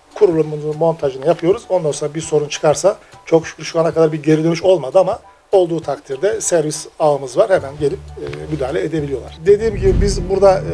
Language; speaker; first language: Turkish; native; Turkish